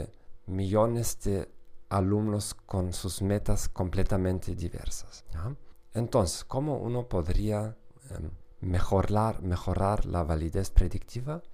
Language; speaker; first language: Spanish; non-native, fluent; German